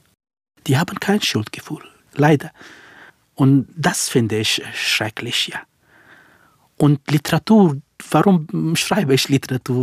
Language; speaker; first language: German; non-native, fluent; Central Kurdish